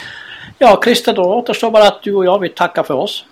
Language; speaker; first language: Swedish; native; Swedish